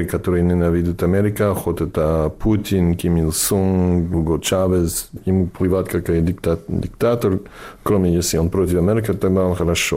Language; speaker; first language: Russian; non-native, fluent; English